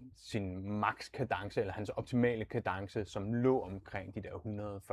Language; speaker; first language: Danish; native; Danish